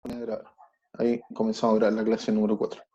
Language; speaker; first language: Spanish; native; Spanish